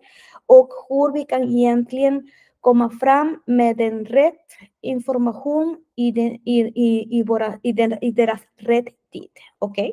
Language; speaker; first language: Swedish; non-native, fluent; Spanish